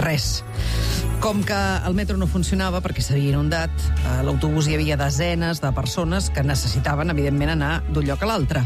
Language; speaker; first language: Catalan; native; Catalan